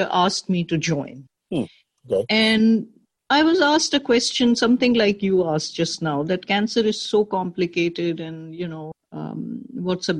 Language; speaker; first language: English; non-native, local second language; Urdu